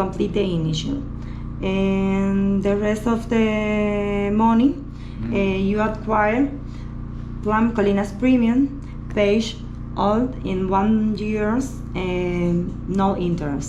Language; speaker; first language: English; non-native, learner; Spanish